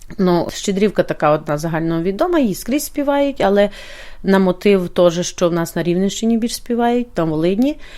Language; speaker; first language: Ukrainian; native; Ukrainian